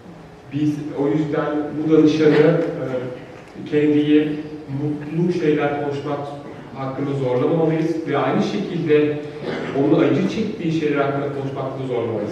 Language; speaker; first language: Turkish; native; Turkish